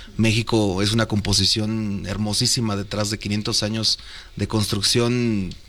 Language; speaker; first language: Spanish; native; Spanish